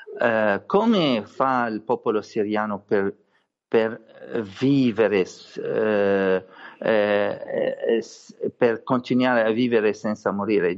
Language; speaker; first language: Italian; non-native, fluent; Arabic